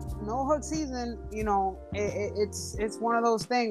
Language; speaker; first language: English; early bilingual, other home language; Spanish